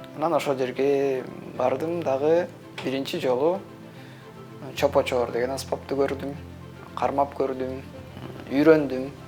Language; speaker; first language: Kyrgyz; native; Kyrgyz